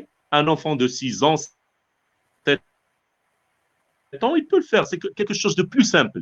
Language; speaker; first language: French; non-native, local second language; Arabic